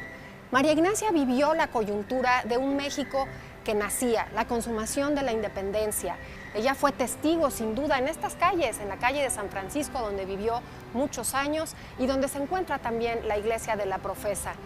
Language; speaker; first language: Spanish; native; Spanish